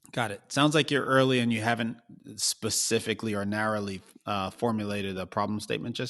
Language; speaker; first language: English; native; English